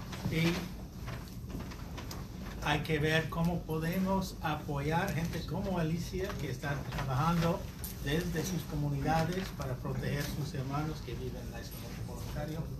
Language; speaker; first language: Spanish; non-native, fluent; English